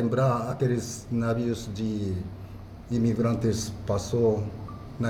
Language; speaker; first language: Portuguese; non-native, fluent; Japanese